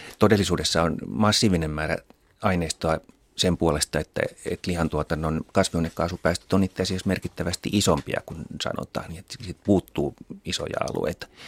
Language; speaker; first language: Finnish; native; Finnish